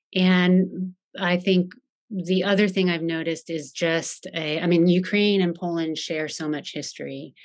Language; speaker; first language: English; native; English